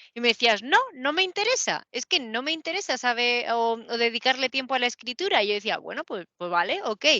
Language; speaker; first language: Spanish; native; Spanish